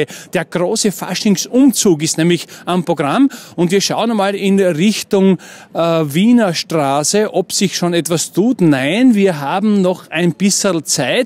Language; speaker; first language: German; native; German